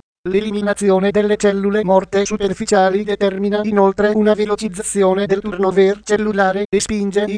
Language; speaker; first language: Italian; native; Italian